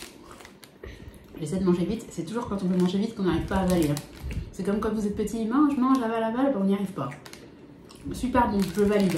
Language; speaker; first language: French; native; French